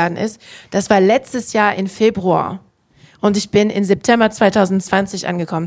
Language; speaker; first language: German; non-native, fluent; French